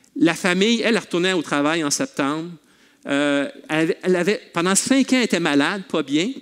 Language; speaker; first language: French; native; French